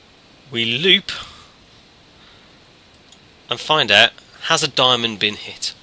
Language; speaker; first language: English; native; English